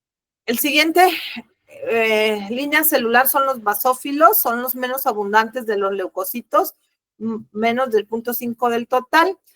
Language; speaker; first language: Spanish; native; Spanish